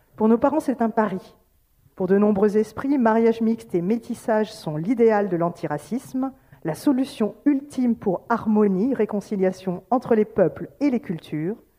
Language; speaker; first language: French; native; French